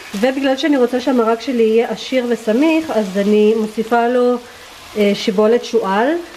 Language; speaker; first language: Hebrew; early bilingual, other home language; Russian